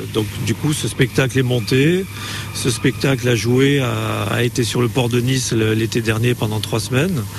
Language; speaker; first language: French; native; French